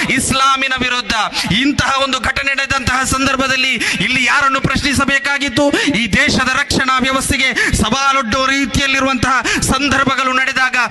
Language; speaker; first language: Kannada; non-native, local second language; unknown